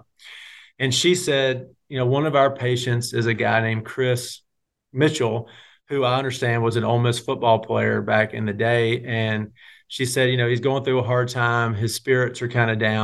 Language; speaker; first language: English; native; English